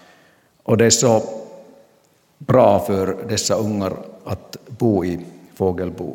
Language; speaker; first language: Swedish; non-native, local second language; Finnish